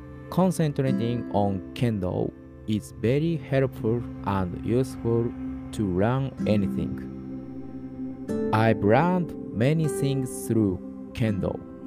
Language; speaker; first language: English; non-native, fluent; Japanese